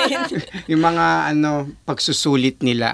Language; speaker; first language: Filipino; native; Filipino